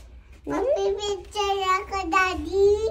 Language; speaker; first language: Filipino; early bilingual, heritage; Filipino